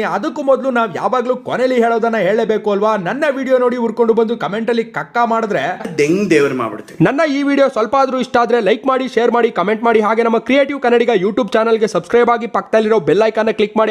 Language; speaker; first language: Kannada; native; Kannada